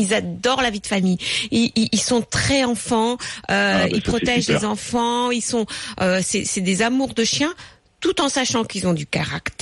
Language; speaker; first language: French; native; French